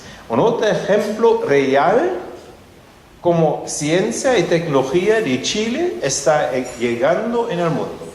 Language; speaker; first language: Spanish; non-native, fluent; German